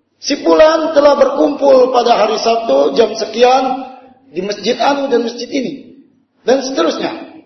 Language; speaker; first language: Indonesian; native; Indonesian